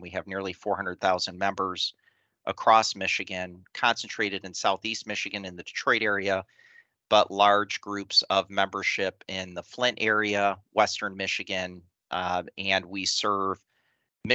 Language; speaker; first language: English; native; English